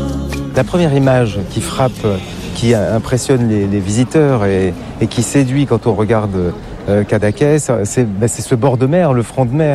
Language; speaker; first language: French; native; French